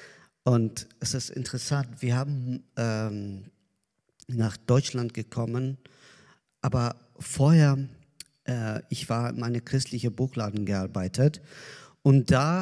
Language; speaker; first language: German; non-native, learner; Azerbaijani